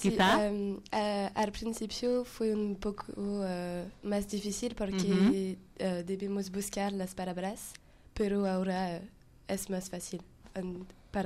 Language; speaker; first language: Spanish; non-native, learner; French